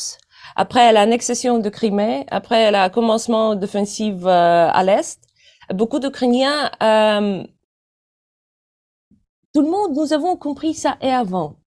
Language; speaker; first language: French; non-native, fluent; Ukrainian